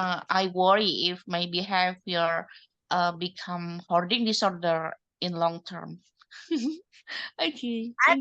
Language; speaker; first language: English; non-native, learner; Indonesian